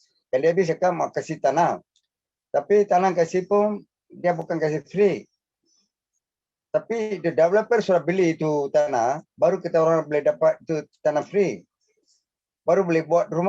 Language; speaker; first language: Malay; non-native, local second language; Tamil